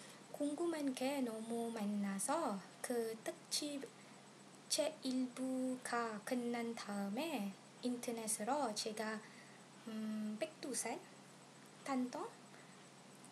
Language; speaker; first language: Korean; non-native, learner; Malay